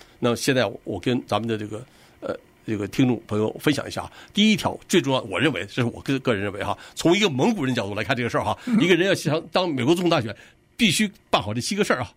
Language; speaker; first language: Chinese; native; Chinese